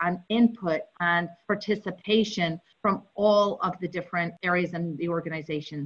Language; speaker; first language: English; native; English